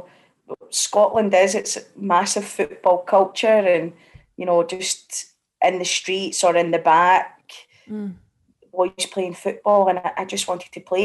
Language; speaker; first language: English; native; English